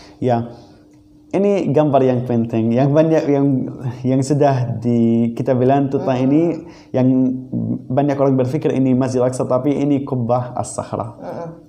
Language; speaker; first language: Indonesian; non-native, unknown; Arabic